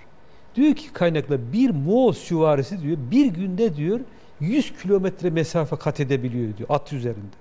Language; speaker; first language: Turkish; native; Turkish